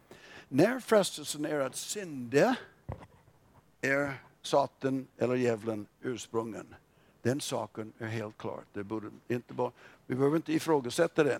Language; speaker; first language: Swedish; non-native, fluent; English